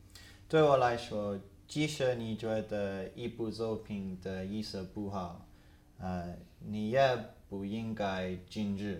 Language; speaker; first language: Chinese; non-native, fluent; English